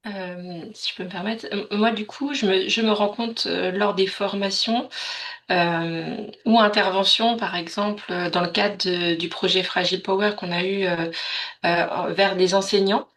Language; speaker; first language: French; native; French